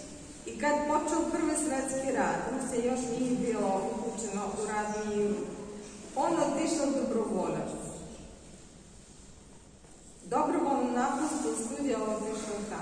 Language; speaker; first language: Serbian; non-native, fluent; Russian